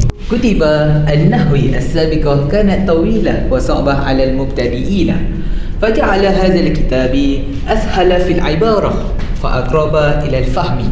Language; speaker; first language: Arabic; non-native, learner; Malay